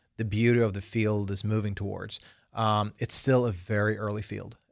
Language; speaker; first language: English; early bilingual, other home language; Swedish